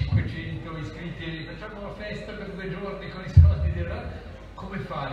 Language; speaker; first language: Italian; native; Italian